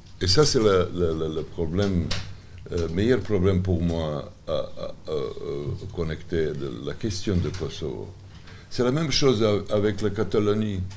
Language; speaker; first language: French; non-native, learner; Serbian